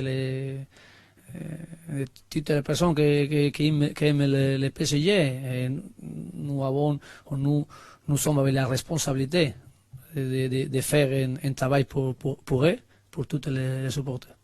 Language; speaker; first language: French; non-native, learner; Spanish